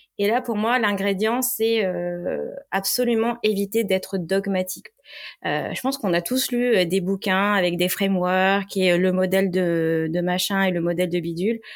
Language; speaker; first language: French; native; French